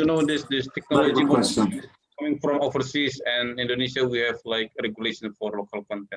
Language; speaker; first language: English; non-native, learner; Indonesian